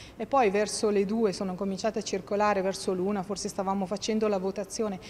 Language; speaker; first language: Italian; native; Italian